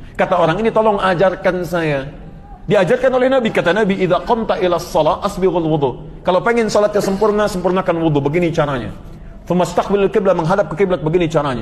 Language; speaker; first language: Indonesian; native; Indonesian